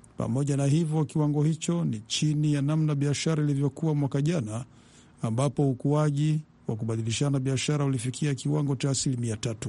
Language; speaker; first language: Swahili; non-native, local second language; Rundi